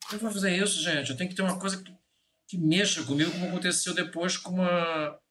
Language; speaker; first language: Portuguese; native; Portuguese